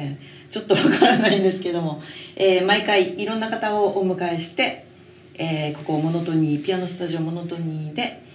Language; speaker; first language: Japanese; native; Japanese